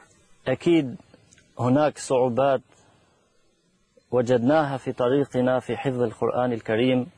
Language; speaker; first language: Arabic; non-native, fluent; Albanian